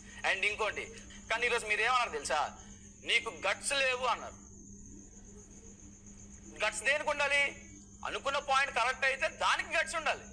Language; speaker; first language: Telugu; native; Telugu